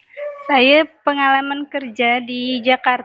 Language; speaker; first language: Indonesian; non-native, local second language; Javanese